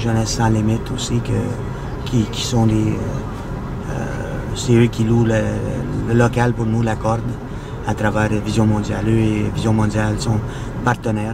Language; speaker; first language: French; native; French